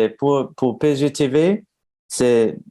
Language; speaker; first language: French; non-native, fluent; English